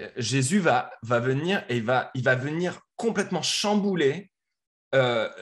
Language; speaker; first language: French; native; French